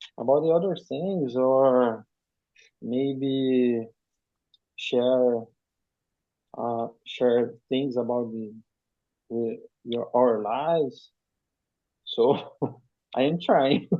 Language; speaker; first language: English; non-native, learner; Portuguese